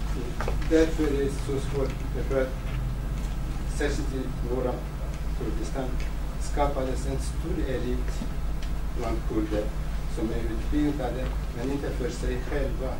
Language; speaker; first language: Swedish; non-native, fluent; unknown